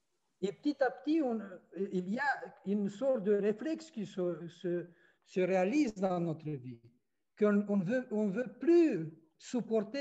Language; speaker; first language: French; non-native, fluent; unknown